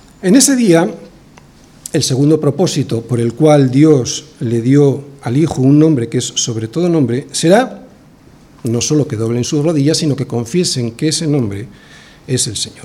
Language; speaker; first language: Spanish; native; Spanish